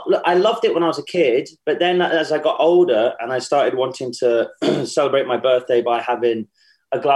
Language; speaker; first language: English; native; English